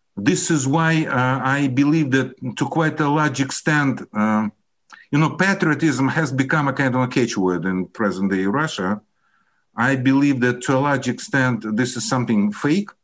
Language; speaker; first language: English; non-native, fluent; Russian